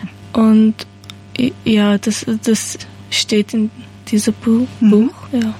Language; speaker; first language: German; non-native, learner; Persian